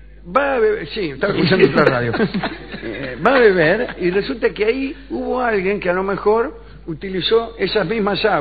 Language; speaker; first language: Spanish; native; Spanish